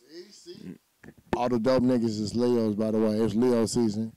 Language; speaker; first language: English; native; English